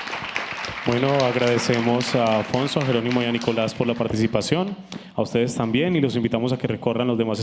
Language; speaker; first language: Spanish; native; Spanish